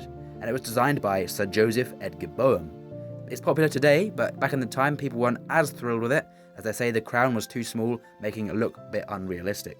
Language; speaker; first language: English; native; English